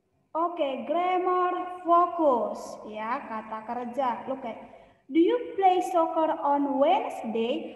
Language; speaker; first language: English; non-native, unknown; Indonesian